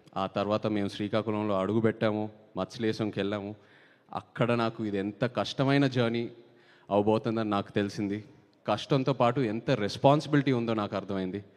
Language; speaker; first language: Telugu; native; Telugu